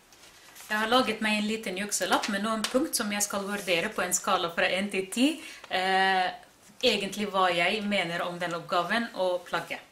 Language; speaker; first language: Norwegian; non-native, fluent; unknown